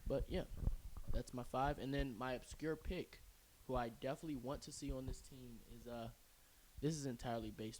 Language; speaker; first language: English; native; English